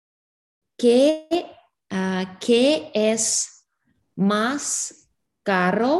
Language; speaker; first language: Spanish; non-native, learner; English